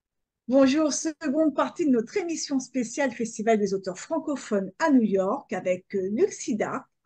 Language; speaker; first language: French; native; French